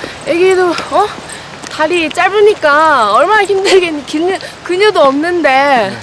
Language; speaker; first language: Korean; non-native, fluent; Chinese